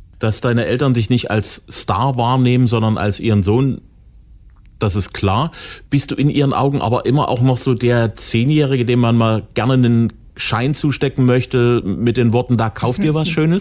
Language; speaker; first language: German; native; German